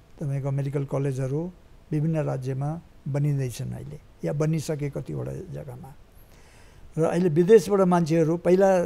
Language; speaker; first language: Nepali; native; Nepali